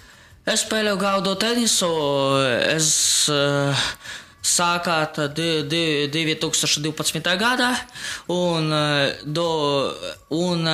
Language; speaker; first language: Latvian; non-native, local second language; Russian